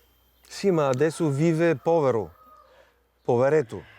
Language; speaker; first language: Italian; non-native, learner; Bulgarian